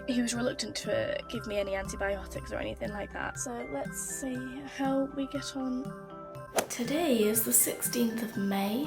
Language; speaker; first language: English; native; English